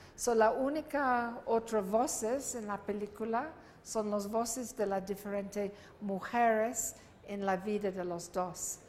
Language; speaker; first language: Spanish; non-native, learner; English